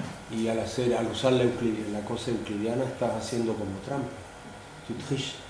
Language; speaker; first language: Spanish; native; Spanish